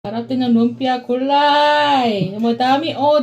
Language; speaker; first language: Filipino; non-native, learner; Korean